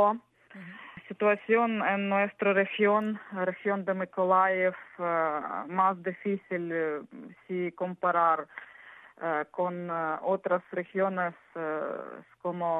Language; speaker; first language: Spanish; non-native, learner; Ukrainian